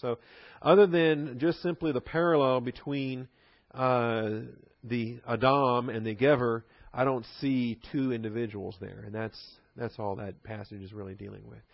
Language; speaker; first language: English; native; English